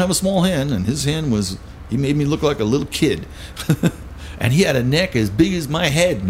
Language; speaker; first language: English; native; English